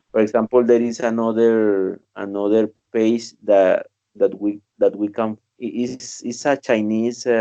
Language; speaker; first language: English; non-native, learner; Spanish